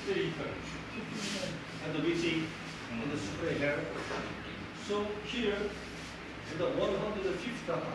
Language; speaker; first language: English; non-native, learner; Korean